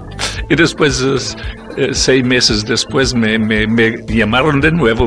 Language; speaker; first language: Spanish; non-native, learner; Italian